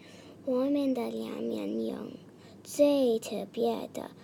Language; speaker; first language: Chinese; non-native, learner; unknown